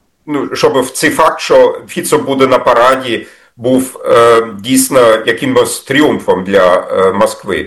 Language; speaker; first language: Ukrainian; non-native, fluent; German